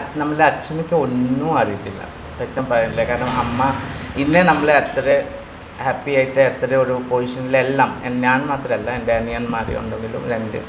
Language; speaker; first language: Malayalam; non-native, local second language; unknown